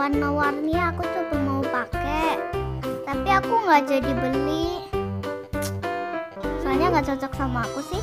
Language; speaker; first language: Indonesian; early bilingual, other home language; Korean